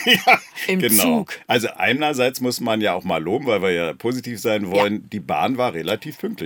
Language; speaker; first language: German; native; German